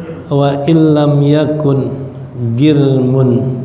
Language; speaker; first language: Arabic; non-native, fluent; Indonesian